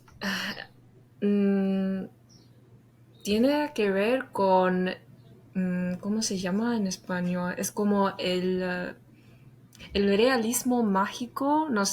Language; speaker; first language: Spanish; non-native, fluent; English